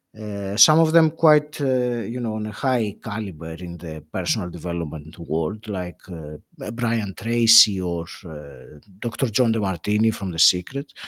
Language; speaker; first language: English; non-native, fluent; Greek